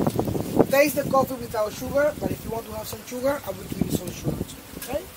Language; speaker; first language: English; non-native, fluent; Spanish